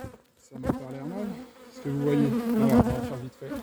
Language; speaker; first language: French; native; French